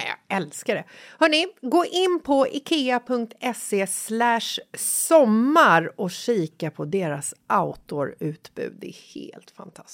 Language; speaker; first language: Swedish; native; Swedish